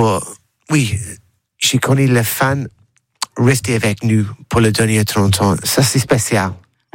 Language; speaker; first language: French; non-native, learner; English